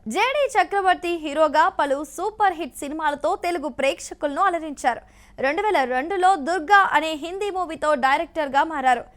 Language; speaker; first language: Telugu; native; Telugu